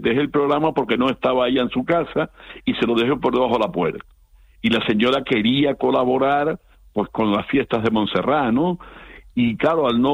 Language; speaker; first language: Spanish; native; Spanish